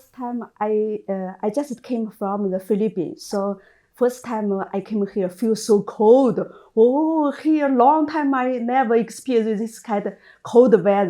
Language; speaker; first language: English; non-native, learner; Chinese